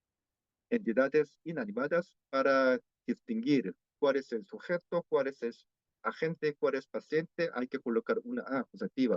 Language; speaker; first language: Spanish; non-native, fluent; Korean